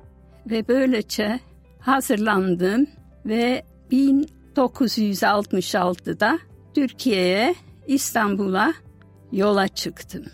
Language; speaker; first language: Turkish; non-native, fluent; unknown